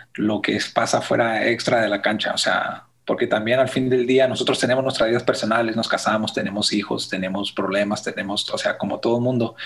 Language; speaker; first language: Spanish; early bilingual, heritage; Spanish